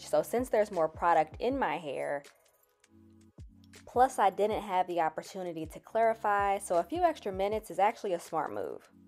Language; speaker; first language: English; native; English